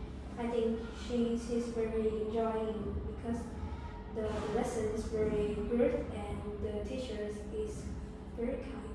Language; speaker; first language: English; non-native, learner; Vietnamese